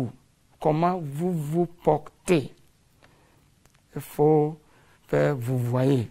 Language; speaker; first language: French; non-native, fluent; English